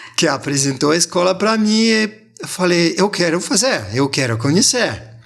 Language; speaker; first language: Portuguese; non-native, fluent; French